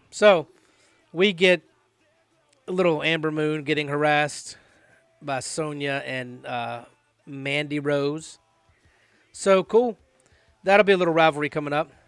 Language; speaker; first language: English; native; English